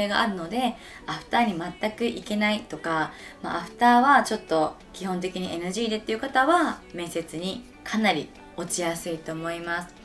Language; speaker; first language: Japanese; native; Japanese